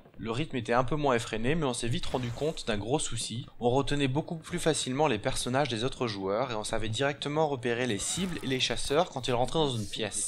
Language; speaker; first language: French; native; French